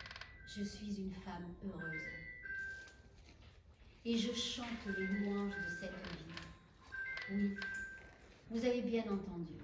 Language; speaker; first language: French; native; French